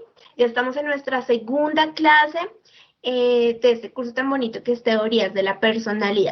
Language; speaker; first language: Spanish; native; Spanish